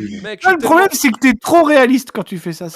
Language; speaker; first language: French; native; French